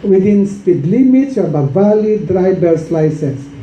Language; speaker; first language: English; non-native, local second language; Filipino